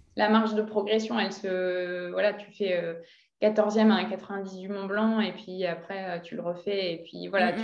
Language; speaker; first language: French; native; French